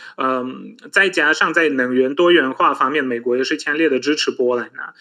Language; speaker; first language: Chinese; non-native, fluent; Polish